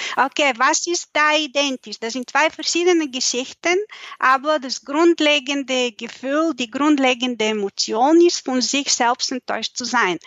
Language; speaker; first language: German; non-native, fluent; Bulgarian